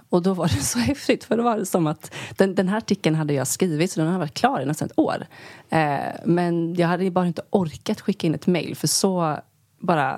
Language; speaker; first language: Swedish; native; Swedish